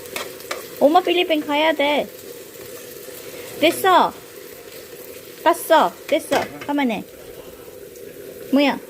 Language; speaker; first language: Korean; non-native, fluent; Filipino